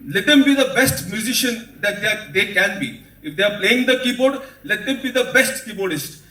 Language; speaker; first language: English; non-native, local second language; Marathi